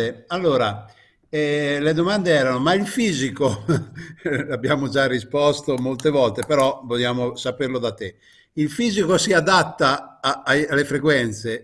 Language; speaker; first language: Italian; native; Italian